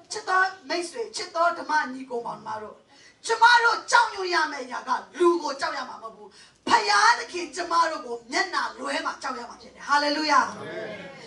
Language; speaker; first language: Burmese; non-native, local second language; Hakha Chin